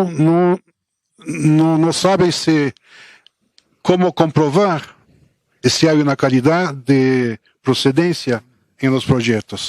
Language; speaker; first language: Spanish; non-native, fluent; Portuguese